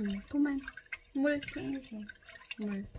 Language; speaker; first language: Korean; non-native, learner; Filipino